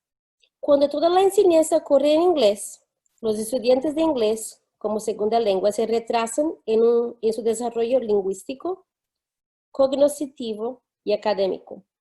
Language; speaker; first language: Spanish; non-native, fluent; English